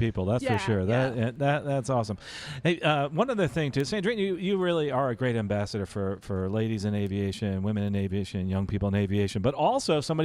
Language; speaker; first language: English; native; English